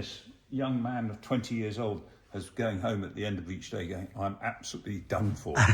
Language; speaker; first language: English; native; English